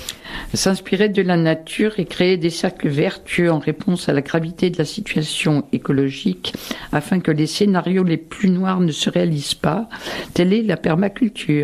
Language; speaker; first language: French; native; French